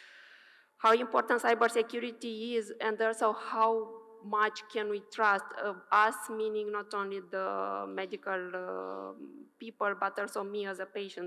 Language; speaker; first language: English; non-native, fluent; Romanian